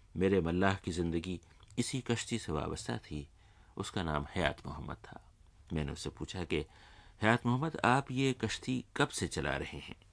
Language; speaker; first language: Urdu; native; Urdu